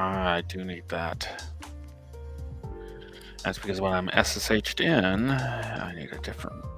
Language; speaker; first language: English; native; English